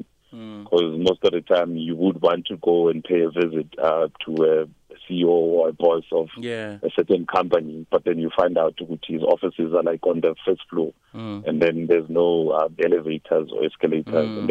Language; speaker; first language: English; non-native, local second language; Zulu